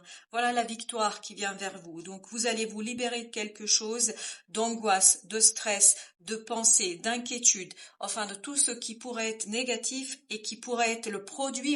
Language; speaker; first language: French; native; French